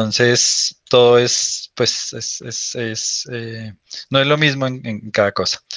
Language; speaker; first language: Spanish; native; Spanish